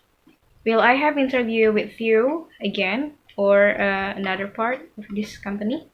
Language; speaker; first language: English; non-native, fluent; Indonesian